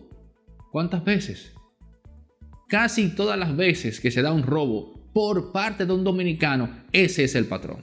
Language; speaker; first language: Spanish; native; Spanish